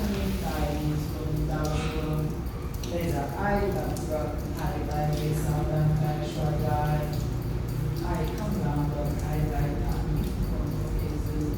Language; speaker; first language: Vietnamese; non-native, fluent; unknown